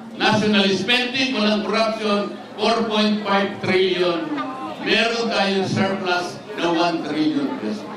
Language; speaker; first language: Filipino; native; Filipino